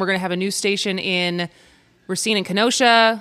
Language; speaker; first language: English; native; English